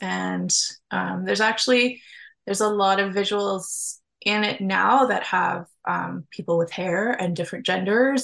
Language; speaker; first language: English; native; English